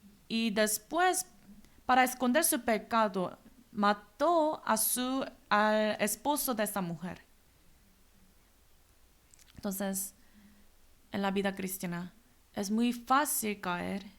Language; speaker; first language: Spanish; non-native, fluent; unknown